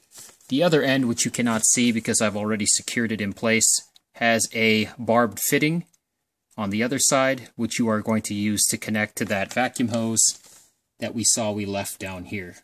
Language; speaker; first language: English; native; English